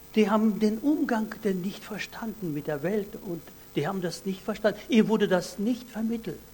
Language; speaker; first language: German; non-native, fluent; Russian